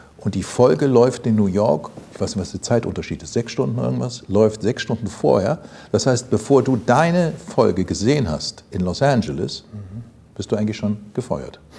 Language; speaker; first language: German; native; German